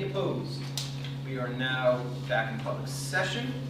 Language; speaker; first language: English; native; English